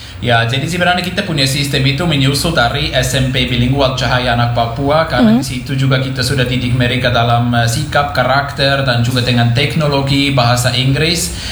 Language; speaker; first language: Indonesian; non-native, fluent; German